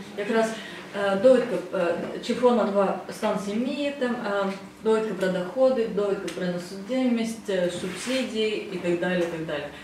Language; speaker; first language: Ukrainian; non-native, fluent; Estonian